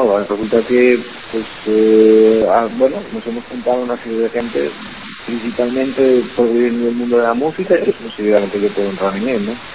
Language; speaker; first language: Spanish; native; Spanish